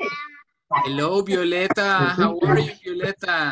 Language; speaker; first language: English; non-native, fluent; Spanish